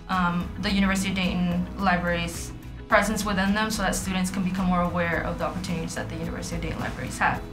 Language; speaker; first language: English; native; English